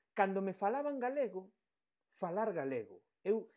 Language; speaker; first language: Spanish; native; Spanish